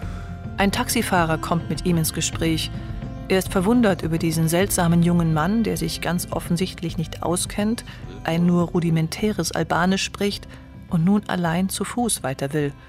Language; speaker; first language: German; native; German